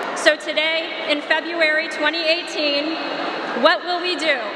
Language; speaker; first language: English; native; English